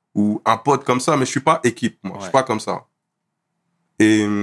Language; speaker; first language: French; native; French